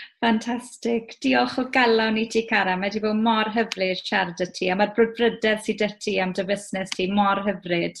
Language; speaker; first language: Welsh; native; Welsh